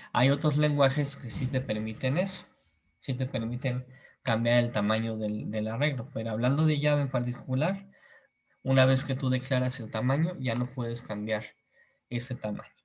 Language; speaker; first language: Spanish; native; Spanish